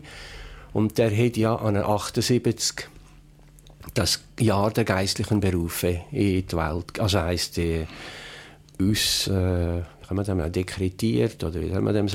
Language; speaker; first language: German; native; German